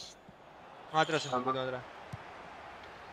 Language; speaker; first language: Spanish; native; Spanish